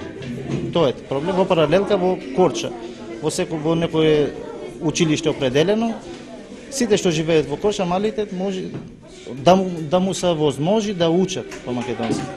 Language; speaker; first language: Macedonian; early bilingual, heritage; Macedonian